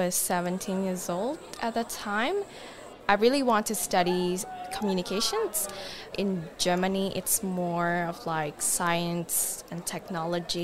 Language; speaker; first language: English; non-native, fluent; Indonesian